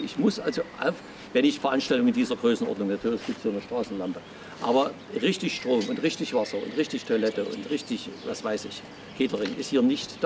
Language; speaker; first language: German; native; German